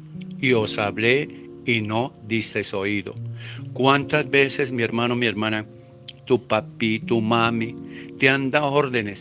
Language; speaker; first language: Spanish; native; Spanish